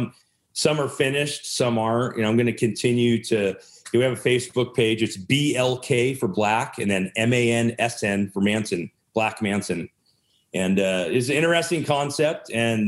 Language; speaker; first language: English; native; English